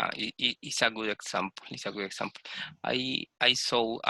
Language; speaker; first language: English; non-native, learner; Spanish